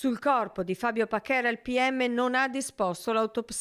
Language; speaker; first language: Italian; native; Italian